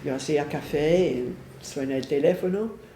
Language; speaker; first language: Spanish; non-native, fluent; English